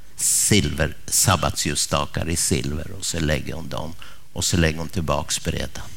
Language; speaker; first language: Swedish; early bilingual, other home language; Polish